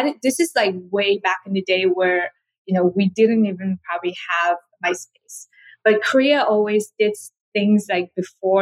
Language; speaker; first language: English; non-native, fluent; Korean